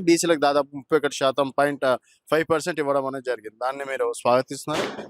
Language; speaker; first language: Telugu; native; Telugu